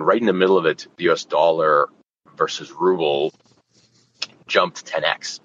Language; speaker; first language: English; non-native, fluent; Russian